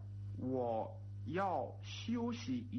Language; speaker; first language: Chinese; non-native, learner; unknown